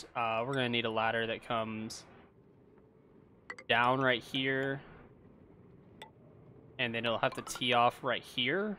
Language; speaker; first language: English; native; English